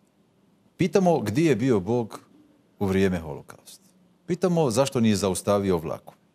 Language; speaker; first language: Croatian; non-native, fluent; Hebrew